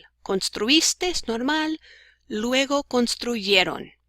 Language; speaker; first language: Spanish; non-native, fluent; English